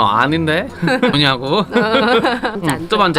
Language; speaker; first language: Korean; non-native, learner; Spanish